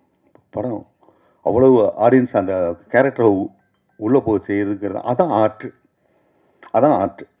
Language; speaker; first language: Tamil; native; Tamil